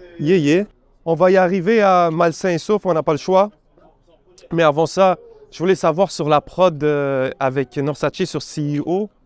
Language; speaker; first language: French; native; French